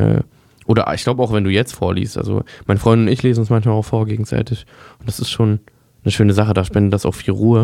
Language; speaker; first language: German; native; German